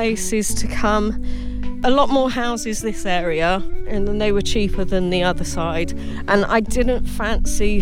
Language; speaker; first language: English; native; English